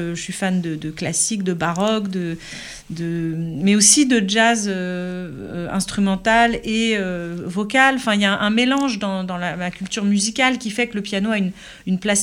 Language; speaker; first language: French; native; French